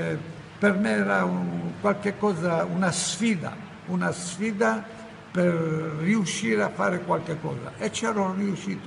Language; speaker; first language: Italian; non-native, fluent; Ladino